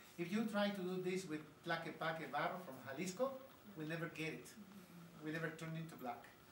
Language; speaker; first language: English; non-native, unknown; Spanish